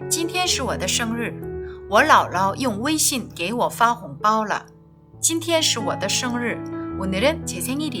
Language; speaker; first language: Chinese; non-native, fluent; Korean